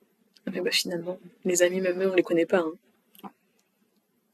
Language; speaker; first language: French; native; French